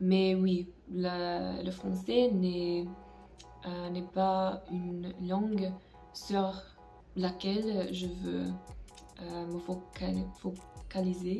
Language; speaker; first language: French; non-native, fluent; English